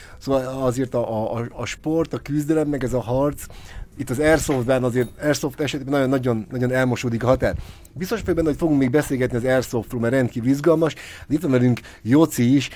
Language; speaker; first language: Hungarian; native; Hungarian